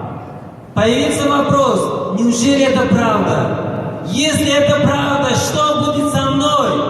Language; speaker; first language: Russian; non-native, local second language; Tajik